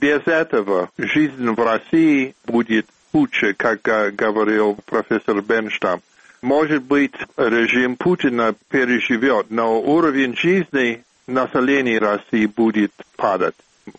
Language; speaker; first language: Russian; non-native, fluent; English